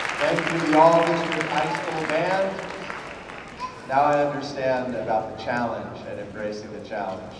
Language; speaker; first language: English; native; English